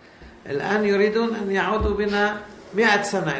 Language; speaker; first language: Arabic; native; Arabic